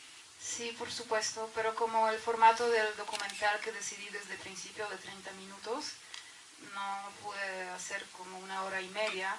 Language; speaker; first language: Spanish; non-native, fluent; Polish